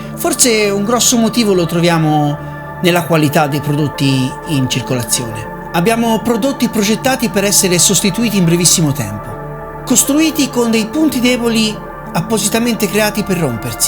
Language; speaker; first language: Italian; native; Italian